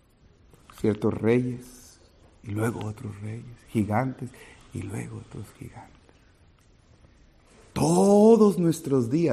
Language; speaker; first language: Spanish; native; Spanish